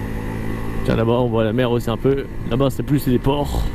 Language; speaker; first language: French; native; French